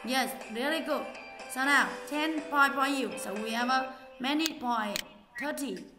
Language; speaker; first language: English; non-native, learner; Vietnamese